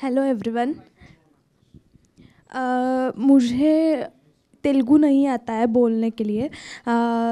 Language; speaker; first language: Hindi; non-native, local second language; Marathi